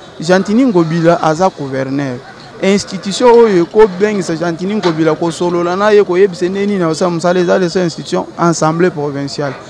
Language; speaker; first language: Lingala; native; Lingala